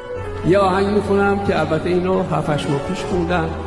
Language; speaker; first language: Persian; native; Persian